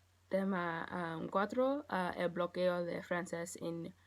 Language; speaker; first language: Spanish; non-native, learner; English